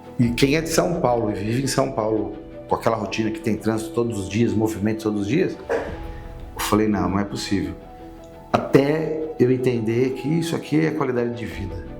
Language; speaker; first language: Portuguese; native; Portuguese